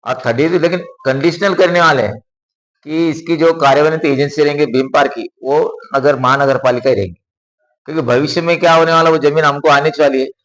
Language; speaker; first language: Hindi; non-native, local second language; Marathi